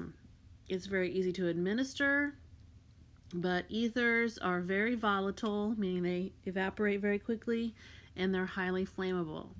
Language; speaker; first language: English; native; English